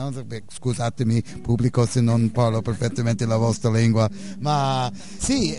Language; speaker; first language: Italian; non-native, fluent; English